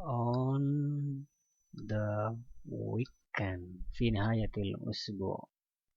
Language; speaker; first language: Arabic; non-native, learner; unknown